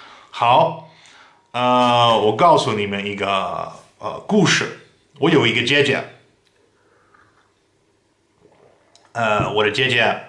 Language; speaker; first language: Chinese; non-native, fluent; Dutch